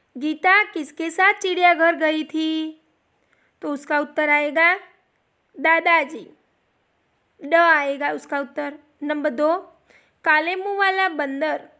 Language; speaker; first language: Hindi; non-native, local second language; Gujarati